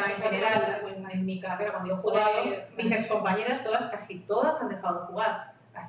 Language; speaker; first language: Spanish; native; Spanish